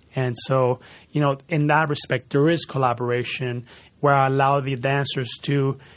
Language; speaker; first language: English; early bilingual, other home language; Spanish